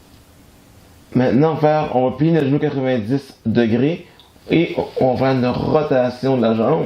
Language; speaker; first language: French; native; French